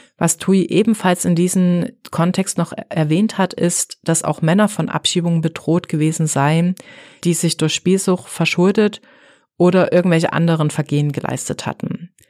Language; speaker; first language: German; native; German